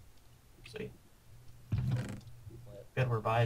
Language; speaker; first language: English; native; English